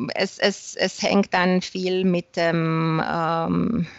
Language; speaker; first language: German; non-native, fluent; Romanian